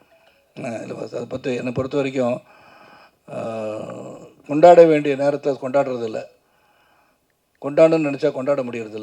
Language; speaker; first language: Tamil; native; Tamil